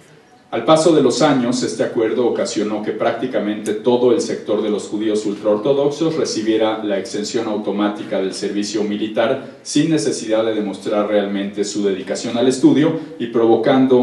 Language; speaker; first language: Spanish; native; Spanish